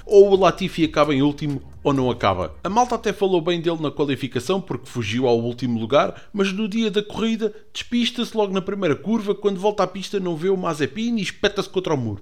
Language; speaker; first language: Portuguese; native; Portuguese